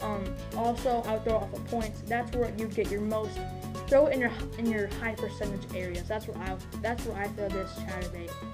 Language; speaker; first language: English; native; English